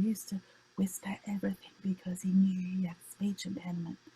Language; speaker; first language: English; native; English